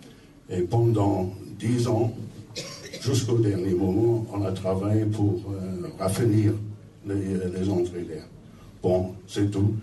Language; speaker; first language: French; non-native, fluent; English